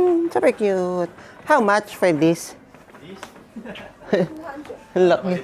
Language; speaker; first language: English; non-native, local second language; Filipino